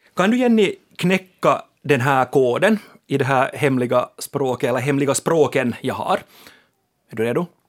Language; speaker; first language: Swedish; native; Swedish